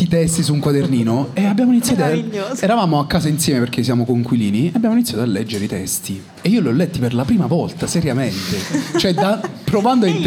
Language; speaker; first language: Italian; native; Italian